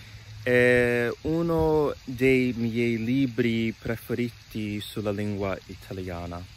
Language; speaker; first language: Italian; non-native, learner; English